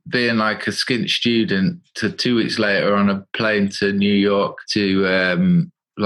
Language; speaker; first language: English; native; English